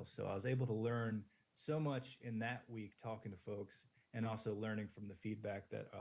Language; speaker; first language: English; native; English